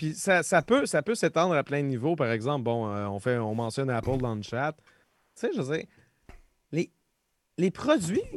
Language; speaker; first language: French; native; French